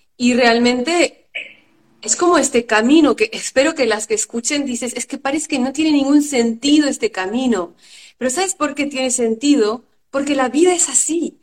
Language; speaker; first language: Spanish; non-native, fluent; French